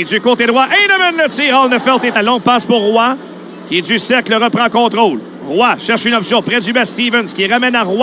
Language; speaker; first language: French; native; French